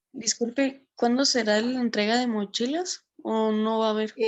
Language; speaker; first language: Spanish; native; Spanish